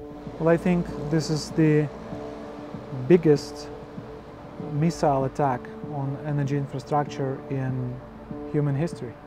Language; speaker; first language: English; non-native, fluent; Ukrainian